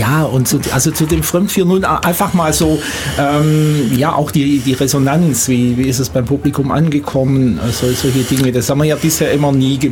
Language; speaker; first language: German; native; German